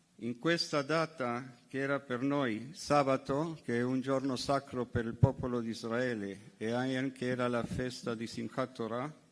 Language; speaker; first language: Italian; non-native, fluent; Hebrew